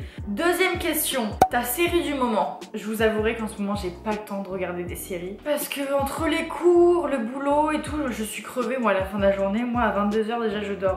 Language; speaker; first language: French; native; French